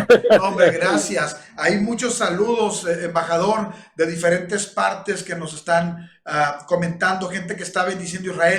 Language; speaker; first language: Spanish; native; Spanish